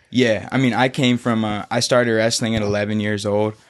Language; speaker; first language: English; native; English